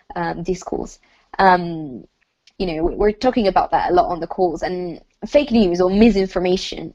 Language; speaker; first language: English; non-native, fluent; Italian